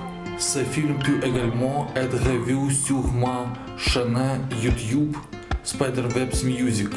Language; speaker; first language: French; non-native, learner; Russian